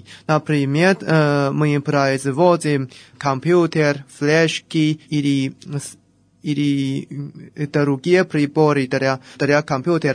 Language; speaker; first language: Russian; non-native, fluent; Chinese